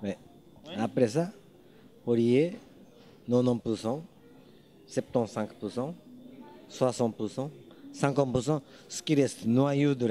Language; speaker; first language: French; non-native, learner; Japanese